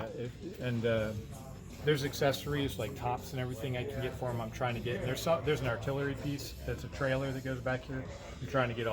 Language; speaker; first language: English; native; English